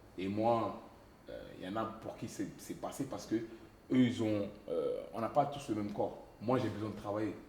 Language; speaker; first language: French; early bilingual, other home language; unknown